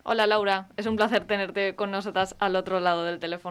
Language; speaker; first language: Spanish; native; Spanish